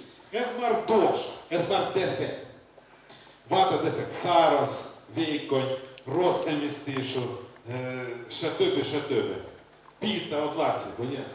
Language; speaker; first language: Hungarian; non-native, learner; Russian